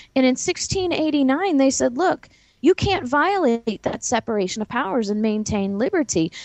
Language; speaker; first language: English; native; English